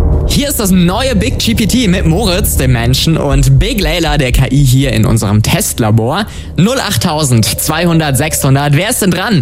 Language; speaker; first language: German; native; German